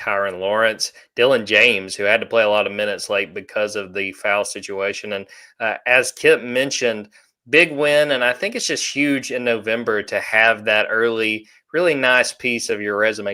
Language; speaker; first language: English; native; English